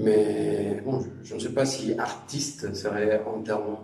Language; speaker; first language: French; non-native, fluent; Spanish